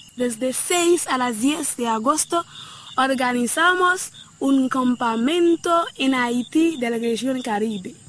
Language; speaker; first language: Spanish; non-native, learner; Haitian Creole